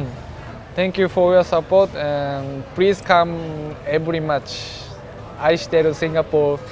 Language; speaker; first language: English; non-native, learner; Japanese